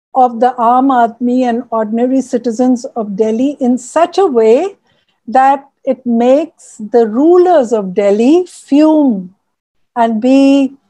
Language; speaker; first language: English; non-native, local second language; Urdu